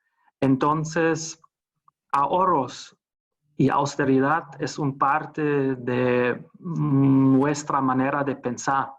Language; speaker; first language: Spanish; non-native, fluent; German